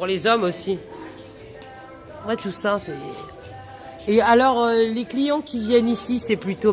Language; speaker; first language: French; native; French